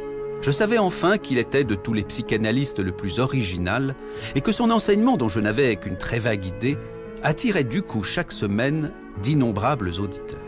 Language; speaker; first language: French; native; French